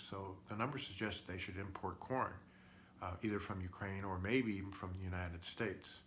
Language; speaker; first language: English; native; English